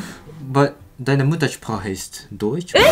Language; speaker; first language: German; non-native, fluent; Japanese